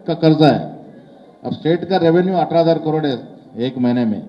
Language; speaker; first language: Hindi; non-native, local second language; Telugu